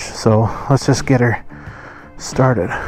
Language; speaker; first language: English; native; English